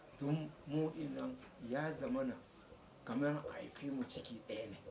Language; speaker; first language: Hausa; non-native, local second language; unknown